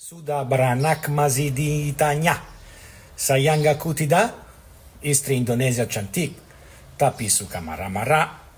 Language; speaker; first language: Indonesian; non-native, learner; Italian